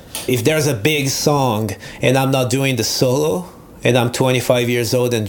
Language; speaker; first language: English; non-native, fluent; Portuguese